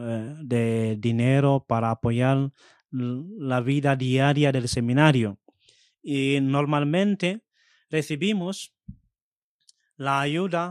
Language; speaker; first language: Spanish; non-native, fluent; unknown